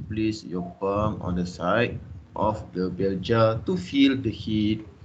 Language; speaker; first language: English; non-native, local second language; Malay